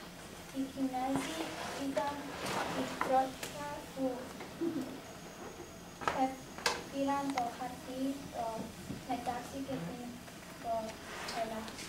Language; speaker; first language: Greek; early bilingual, heritage; Greek